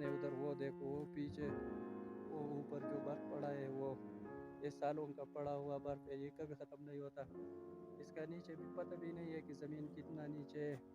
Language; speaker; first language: Hindi; non-native, local second language; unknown